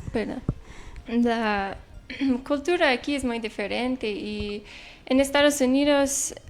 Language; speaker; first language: Spanish; non-native, fluent; English